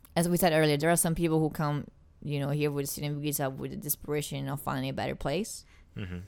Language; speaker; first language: English; non-native, fluent; Italian